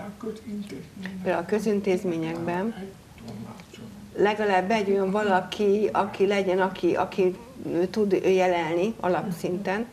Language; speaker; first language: Hungarian; non-native, local second language; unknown